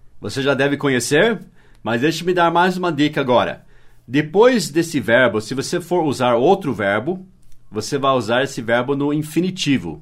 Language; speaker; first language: Portuguese; non-native, fluent; English